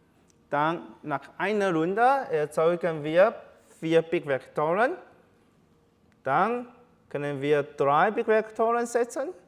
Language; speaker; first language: German; non-native, learner; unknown